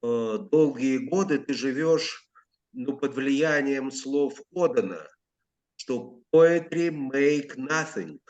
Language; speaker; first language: Russian; native; Russian